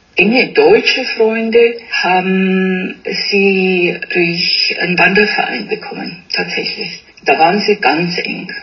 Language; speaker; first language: German; early bilingual, other home language; Italian